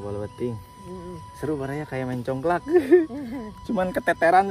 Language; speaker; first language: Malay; non-native, local second language; Sundanese